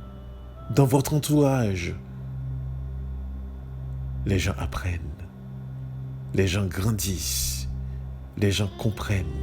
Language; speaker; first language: French; native; French